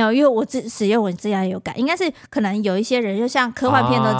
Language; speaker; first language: Chinese; native; Chinese